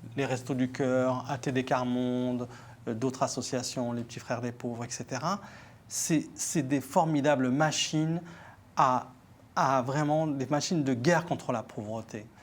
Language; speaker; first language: French; early bilingual, other home language; Arabic